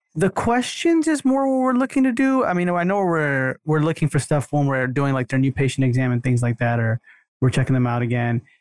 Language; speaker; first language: English; native; English